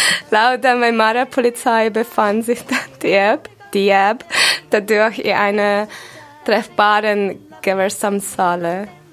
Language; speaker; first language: German; non-native, learner; Icelandic